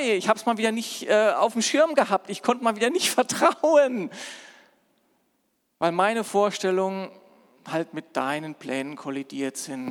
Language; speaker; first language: German; native; German